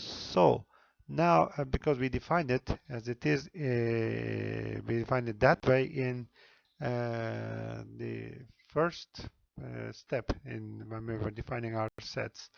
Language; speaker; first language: English; non-native, fluent; Turkish